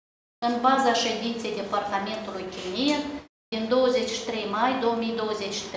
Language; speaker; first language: Romanian; native; Romanian